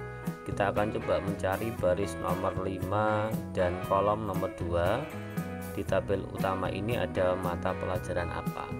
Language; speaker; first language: Indonesian; native; Indonesian